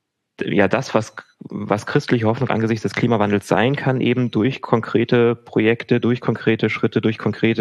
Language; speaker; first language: German; native; German